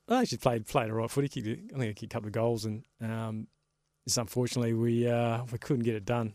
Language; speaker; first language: English; native; English